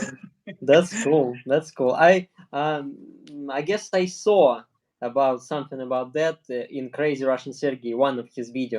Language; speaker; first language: English; non-native, learner; Russian